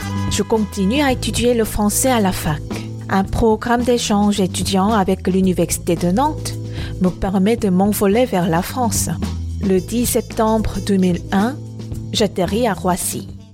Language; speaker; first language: French; non-native, fluent; Korean